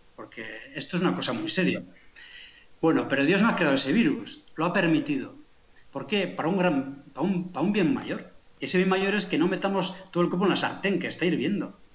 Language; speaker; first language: Spanish; native; Spanish